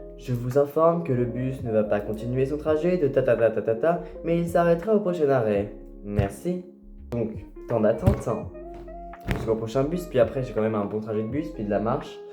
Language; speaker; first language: French; native; French